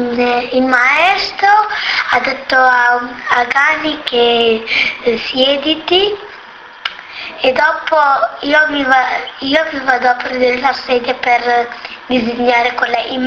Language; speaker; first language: Italian; non-native, local second language; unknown